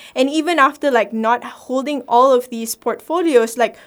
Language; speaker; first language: English; non-native, local second language; Malay